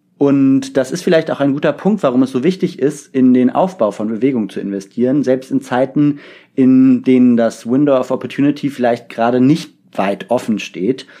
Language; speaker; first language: German; native; German